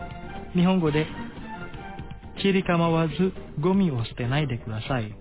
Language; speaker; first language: Japanese; non-native, fluent; Indonesian